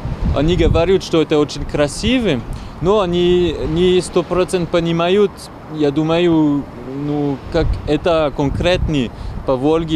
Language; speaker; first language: Russian; non-native, learner; French